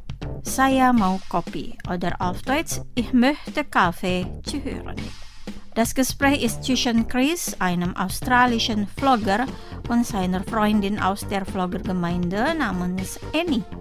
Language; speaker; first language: German; non-native, fluent; Indonesian